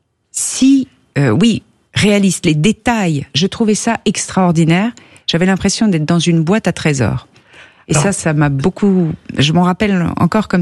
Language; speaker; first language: French; native; French